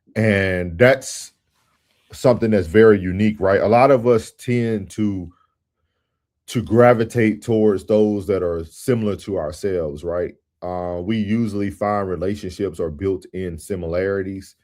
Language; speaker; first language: English; native; English